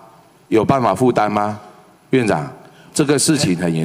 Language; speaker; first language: Chinese; native; Chinese